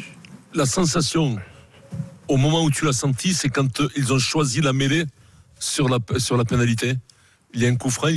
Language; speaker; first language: French; native; French